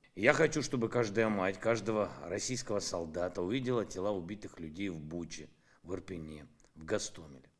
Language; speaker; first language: Ukrainian; non-native, local second language; Russian